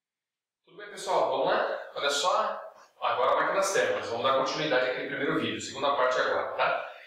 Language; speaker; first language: Portuguese; native; Portuguese